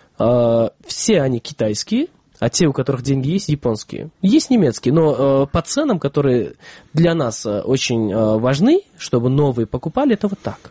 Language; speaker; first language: Russian; non-native, local second language; Kyrgyz